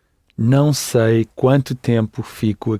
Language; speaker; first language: Portuguese; non-native, learner; English